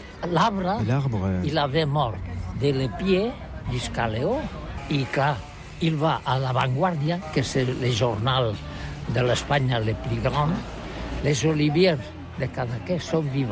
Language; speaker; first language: French; non-native, learner; Catalan